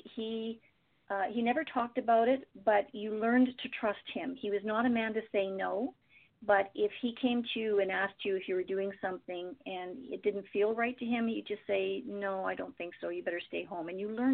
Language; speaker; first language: English; native; English